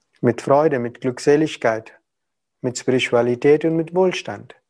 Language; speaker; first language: German; non-native, learner; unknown